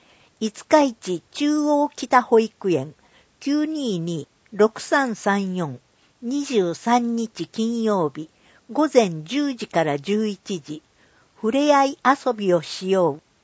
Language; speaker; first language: Japanese; native; Japanese